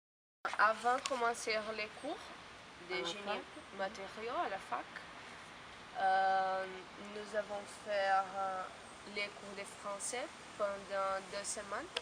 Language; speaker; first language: French; non-native, learner; Portuguese